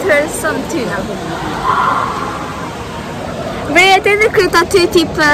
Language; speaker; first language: Albanian; early bilingual, heritage; Albanian